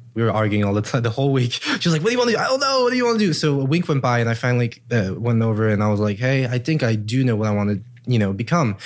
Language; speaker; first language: English; early bilingual, heritage; English